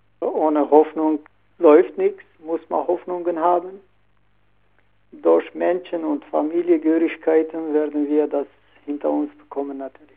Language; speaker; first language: German; non-native, learner; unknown